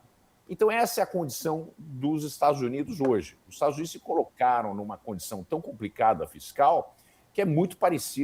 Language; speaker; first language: Portuguese; native; Portuguese